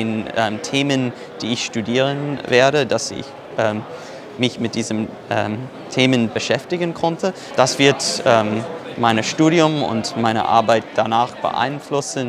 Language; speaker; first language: German; non-native, fluent; English